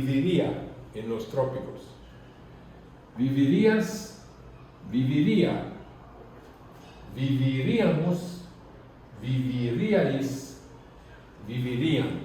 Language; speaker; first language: Spanish; non-native, learner; English